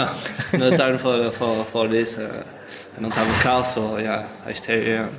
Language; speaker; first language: English; non-native, learner; French